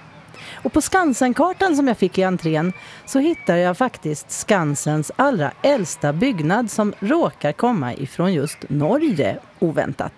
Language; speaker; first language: Swedish; native; Swedish